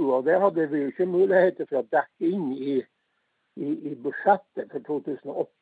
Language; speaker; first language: Norwegian; native; Norwegian